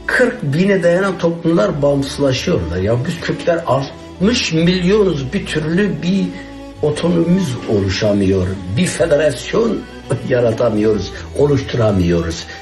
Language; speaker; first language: Turkish; non-native, local second language; Kurdish